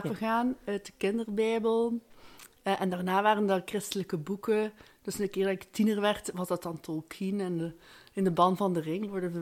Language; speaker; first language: Dutch; native; Dutch